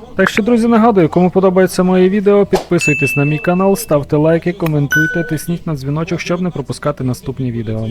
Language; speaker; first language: Ukrainian; native; Ukrainian